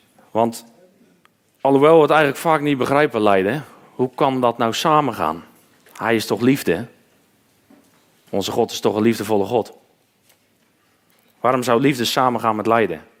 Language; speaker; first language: Dutch; native; Dutch